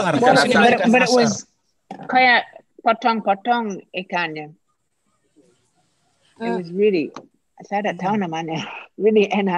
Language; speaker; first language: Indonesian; non-native, fluent; English